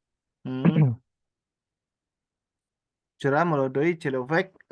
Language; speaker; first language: Russian; non-native, learner; Indonesian